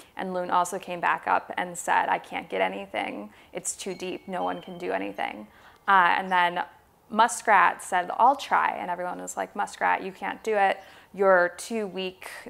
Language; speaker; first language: English; native; English